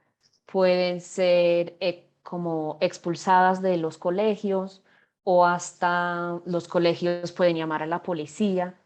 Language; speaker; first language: Spanish; non-native, fluent; English